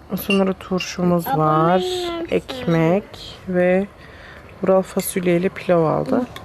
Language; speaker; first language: Turkish; early bilingual, heritage; Turkish